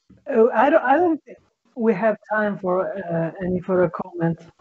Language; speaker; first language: English; non-native, fluent; Italian